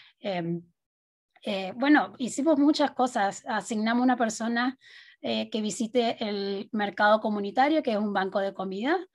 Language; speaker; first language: Spanish; native; Spanish